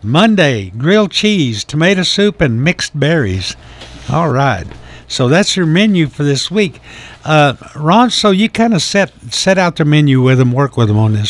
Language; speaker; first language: English; native; English